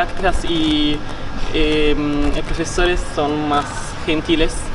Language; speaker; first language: Spanish; non-native, learner; Italian